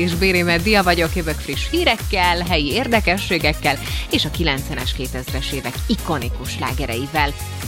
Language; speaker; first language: Hungarian; native; Hungarian